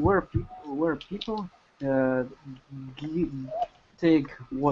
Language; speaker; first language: English; non-native, learner; Russian